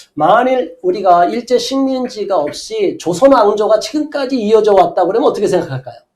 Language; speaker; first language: Korean; native; Korean